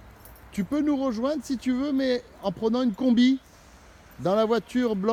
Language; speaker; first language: French; native; French